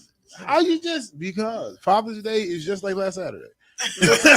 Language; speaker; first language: English; native; English